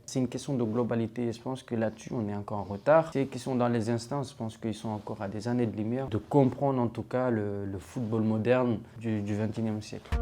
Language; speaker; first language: French; non-native, local second language; Fula